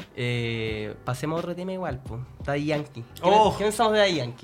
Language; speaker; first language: Spanish; native; Spanish